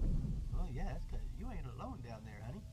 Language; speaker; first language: English; native; English